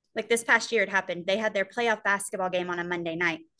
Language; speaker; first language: English; native; English